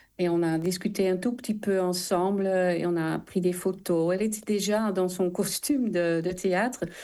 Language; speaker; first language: French; non-native, fluent; Dutch